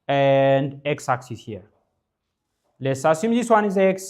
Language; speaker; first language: English; non-native, local second language; Amharic